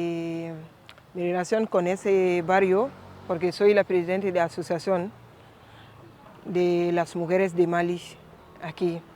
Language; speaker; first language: Spanish; non-native, learner; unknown